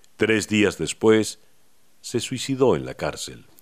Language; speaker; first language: Spanish; native; Spanish